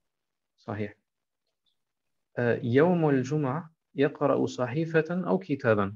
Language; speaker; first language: Arabic; non-native, fluent; German